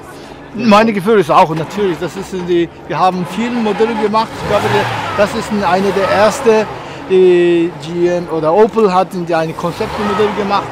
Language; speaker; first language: German; non-native, learner; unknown